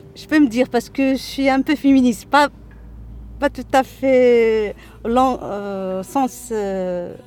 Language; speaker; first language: French; non-native, local second language; Arabic